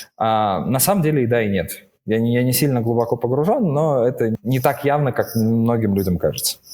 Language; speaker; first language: Russian; native; Russian